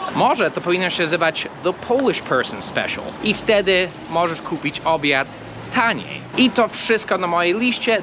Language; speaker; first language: Polish; non-native, fluent; English